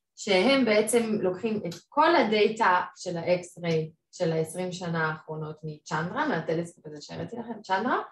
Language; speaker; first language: Hebrew; non-native, fluent; French